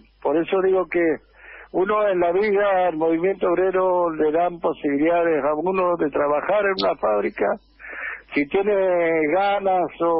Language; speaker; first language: Spanish; native; Spanish